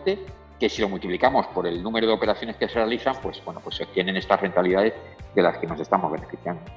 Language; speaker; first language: Spanish; native; Spanish